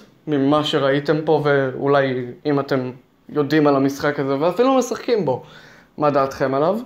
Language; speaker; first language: Hebrew; native; Hebrew